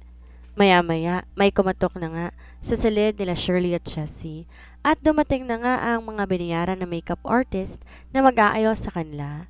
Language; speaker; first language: Filipino; native; Filipino